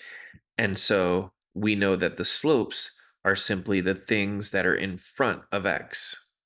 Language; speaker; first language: English; native; English